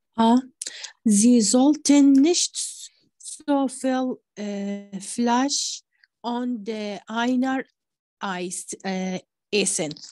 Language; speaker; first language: German; non-native, learner; Arabic